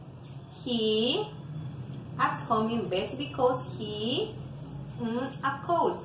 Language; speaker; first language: English; non-native, fluent; Spanish